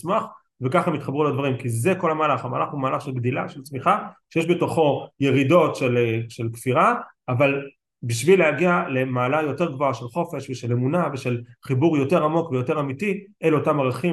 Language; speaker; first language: Hebrew; native; Hebrew